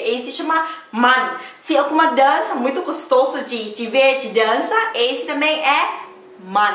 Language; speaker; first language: Portuguese; non-native, learner; Thai